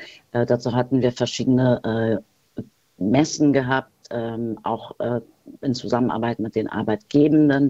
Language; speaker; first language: German; early bilingual, other home language; Turkish